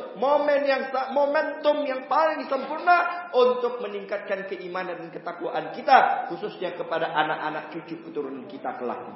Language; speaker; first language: Indonesian; native; Indonesian